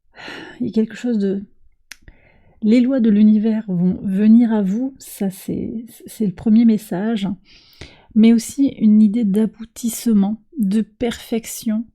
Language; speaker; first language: French; native; French